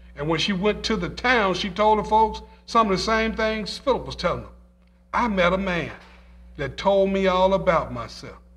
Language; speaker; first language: English; native; English